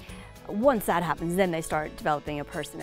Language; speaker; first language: English; native; English